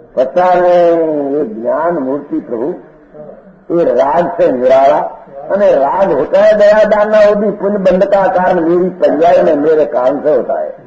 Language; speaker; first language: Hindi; non-native, local second language; Gujarati